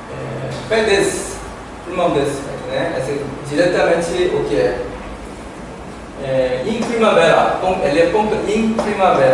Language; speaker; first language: Portuguese; non-native, learner; Korean